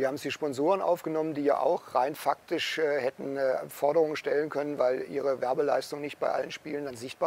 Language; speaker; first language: German; native; German